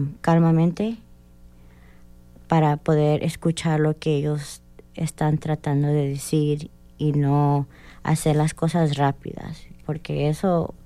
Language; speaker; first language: Spanish; early bilingual, heritage; Spanish